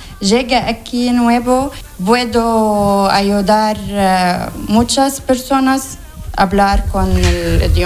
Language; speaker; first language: Spanish; non-native, learner; Arabic